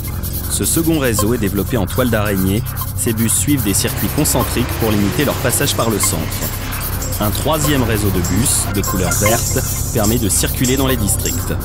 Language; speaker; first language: French; native; French